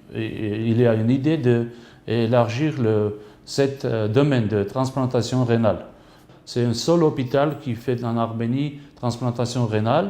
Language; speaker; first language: French; non-native, fluent; Armenian